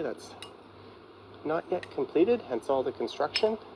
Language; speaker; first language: English; native; English